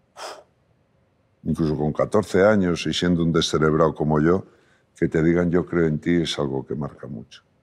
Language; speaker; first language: Spanish; native; Spanish